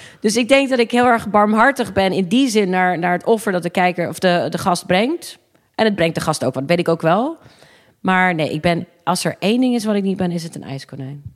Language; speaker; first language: Dutch; early bilingual, other home language; English